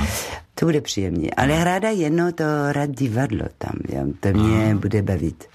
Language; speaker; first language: Czech; non-native, learner; French